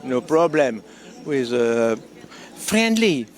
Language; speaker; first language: English; non-native, learner; French